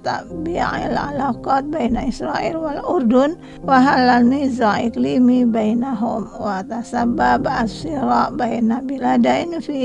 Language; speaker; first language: Arabic; non-native, fluent; Indonesian